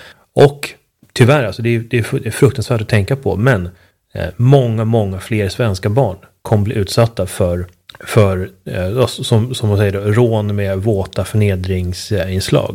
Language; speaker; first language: Swedish; native; Swedish